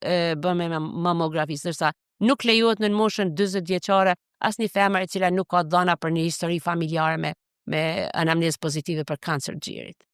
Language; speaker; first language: Albanian; native; Albanian